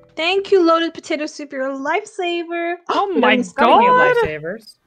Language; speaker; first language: English; native; English